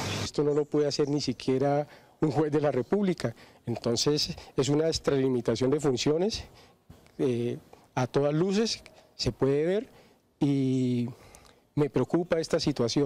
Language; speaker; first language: Spanish; native; Spanish